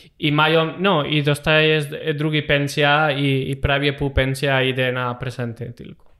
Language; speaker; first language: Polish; non-native, learner; Spanish